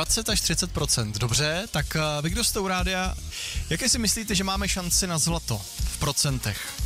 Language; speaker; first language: Czech; native; Czech